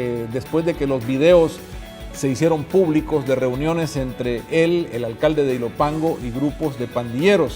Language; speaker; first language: Spanish; native; Spanish